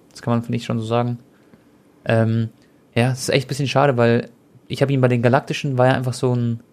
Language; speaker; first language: German; early bilingual, other home language; Croatian